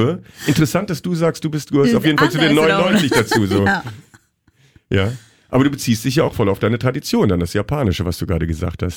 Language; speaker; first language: German; native; German